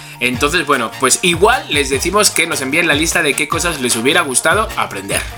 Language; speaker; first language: Spanish; native; Spanish